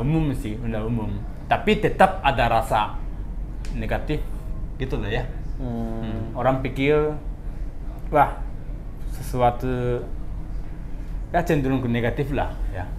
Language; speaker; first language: Indonesian; non-native, fluent; Japanese